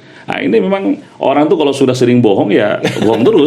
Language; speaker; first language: Indonesian; native; Indonesian